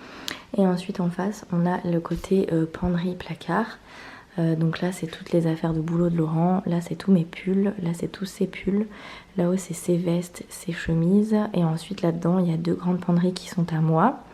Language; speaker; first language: French; native; French